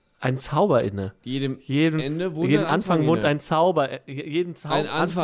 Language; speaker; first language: German; native; German